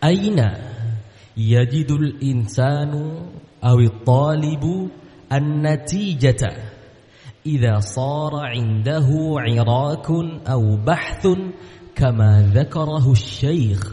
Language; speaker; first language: Arabic; non-native, learner; Indonesian